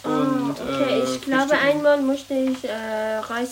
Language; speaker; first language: German; non-native, learner; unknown